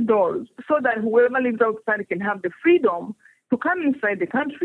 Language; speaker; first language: English; non-native, local second language; Kinyarwanda